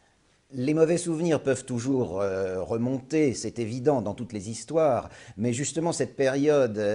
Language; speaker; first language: French; native; French